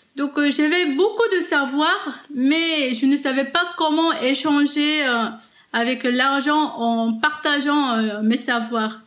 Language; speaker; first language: French; non-native, fluent; Korean